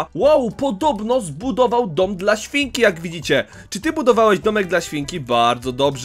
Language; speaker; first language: Polish; native; Polish